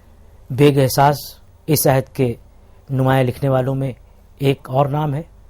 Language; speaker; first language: Urdu; native; Urdu